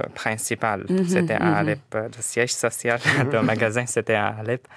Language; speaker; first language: French; non-native, fluent; Arabic